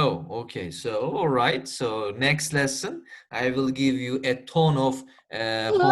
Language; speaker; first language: English; non-native, fluent; Turkish